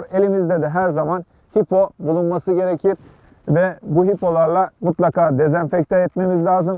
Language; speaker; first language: Turkish; native; Turkish